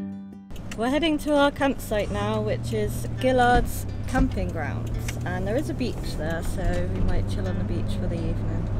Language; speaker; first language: English; native; English